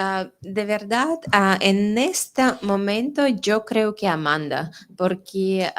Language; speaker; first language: Spanish; non-native, fluent; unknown